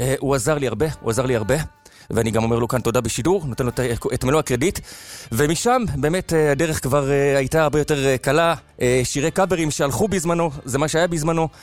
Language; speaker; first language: Hebrew; native; Hebrew